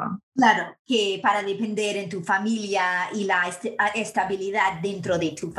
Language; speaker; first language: Spanish; non-native, fluent; English